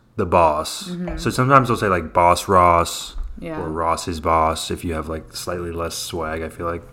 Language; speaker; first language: English; native; English